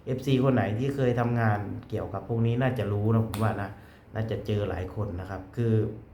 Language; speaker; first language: Thai; native; Thai